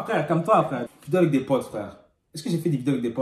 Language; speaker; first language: French; native; French